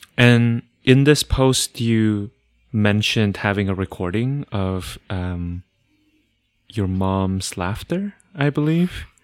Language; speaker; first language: English; non-native, fluent; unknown